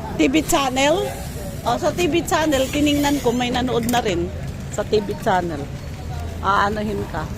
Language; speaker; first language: Filipino; non-native, local second language; Surigaonon